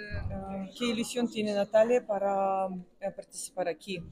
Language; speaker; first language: Spanish; non-native, fluent; Russian